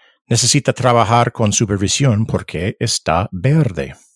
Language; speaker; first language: Spanish; early bilingual, other home language; English